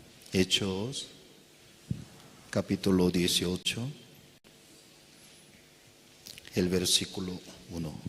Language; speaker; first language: Spanish; non-native, fluent; Korean